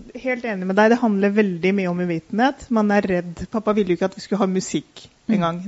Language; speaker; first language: Norwegian; native; Norwegian